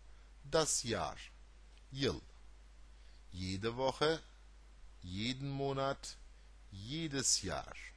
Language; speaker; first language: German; non-native, fluent; Turkish